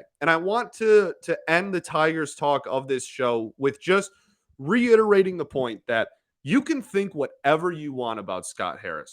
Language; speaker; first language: English; native; English